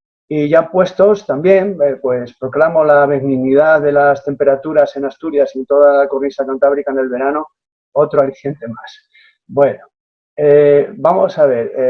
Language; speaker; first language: Spanish; native; Spanish